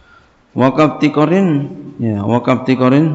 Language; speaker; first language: Arabic; non-native, fluent; Indonesian